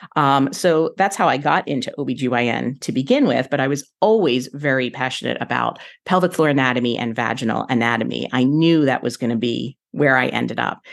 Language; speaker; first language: English; native; English